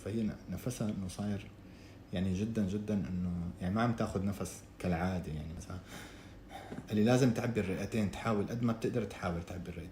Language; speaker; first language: Arabic; native; Arabic